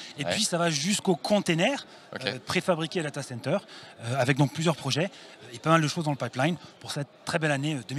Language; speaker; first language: French; native; French